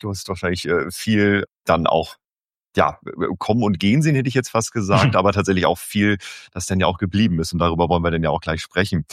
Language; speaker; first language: German; native; German